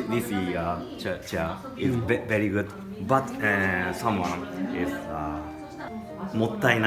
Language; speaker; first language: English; non-native, learner; Japanese